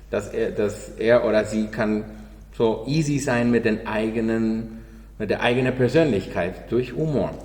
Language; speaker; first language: German; non-native, learner; Spanish